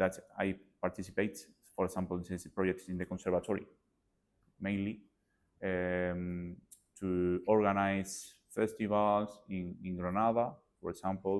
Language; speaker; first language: English; non-native, learner; Spanish